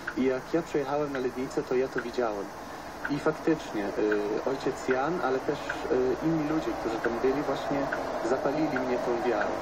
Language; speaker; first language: Polish; early bilingual, heritage; Italian